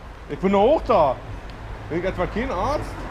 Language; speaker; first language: German; native; German